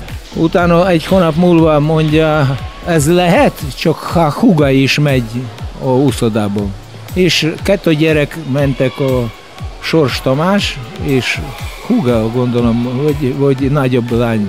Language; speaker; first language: Hungarian; non-native, learner; Russian